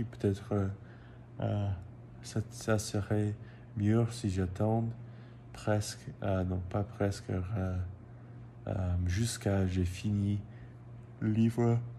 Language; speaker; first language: French; non-native, learner; English